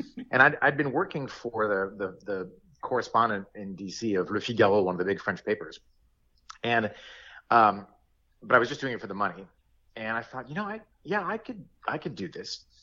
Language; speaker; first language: English; early bilingual, other home language; French